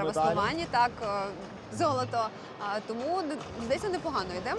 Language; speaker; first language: Ukrainian; native; Ukrainian